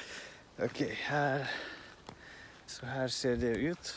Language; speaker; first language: Swedish; non-native, learner; Finnish